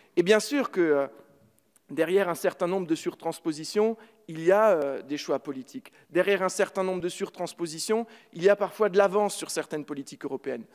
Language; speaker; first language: French; native; French